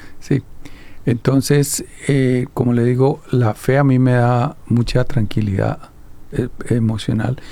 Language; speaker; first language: Spanish; native; Spanish